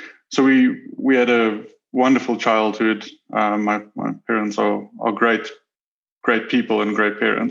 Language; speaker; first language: English; non-native, local second language; Afrikaans